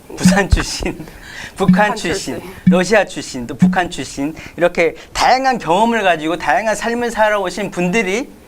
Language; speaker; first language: Korean; native; Korean